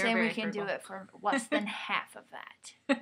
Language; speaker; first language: English; native; English